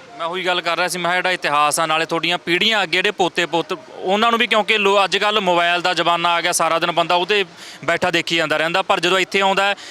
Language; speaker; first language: Punjabi; native; Punjabi